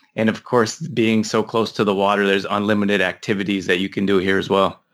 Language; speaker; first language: English; native; English